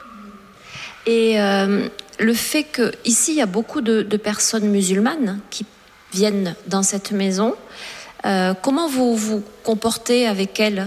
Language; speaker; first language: French; native; French